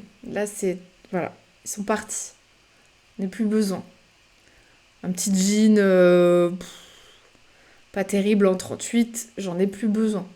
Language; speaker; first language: French; native; French